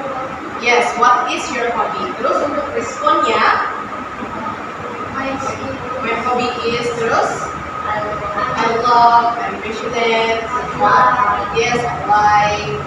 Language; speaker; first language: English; non-native, fluent; Indonesian